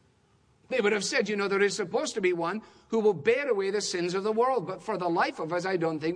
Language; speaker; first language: English; native; English